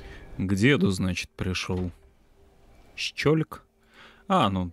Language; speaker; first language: Russian; native; Russian